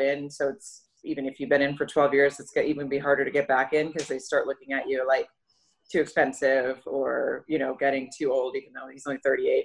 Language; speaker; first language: English; native; English